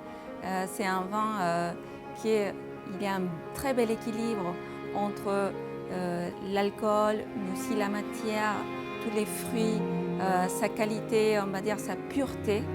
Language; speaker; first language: French; non-native, fluent; Japanese